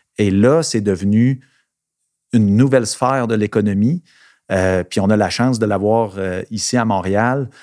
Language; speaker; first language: French; native; French